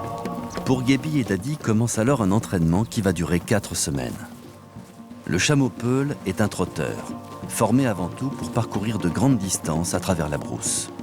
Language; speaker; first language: French; native; French